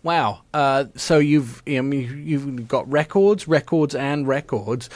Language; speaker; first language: English; native; English